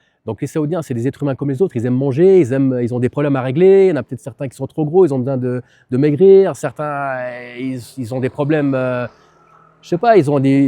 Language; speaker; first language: French; native; French